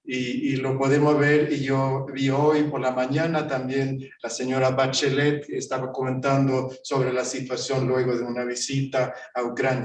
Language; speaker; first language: Spanish; non-native, fluent; Swedish